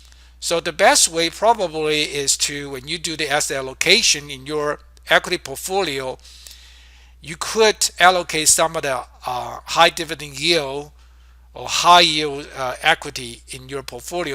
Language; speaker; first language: English; non-native, fluent; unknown